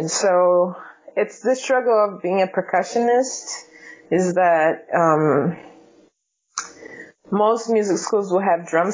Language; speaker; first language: English; non-native, fluent; Portuguese